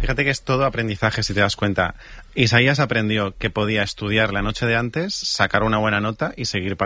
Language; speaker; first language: Spanish; native; Spanish